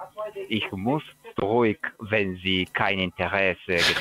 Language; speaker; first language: German; non-native, learner; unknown